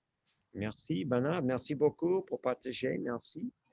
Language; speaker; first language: French; non-native, learner; English